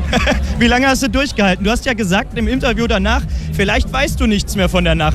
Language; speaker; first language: German; native; German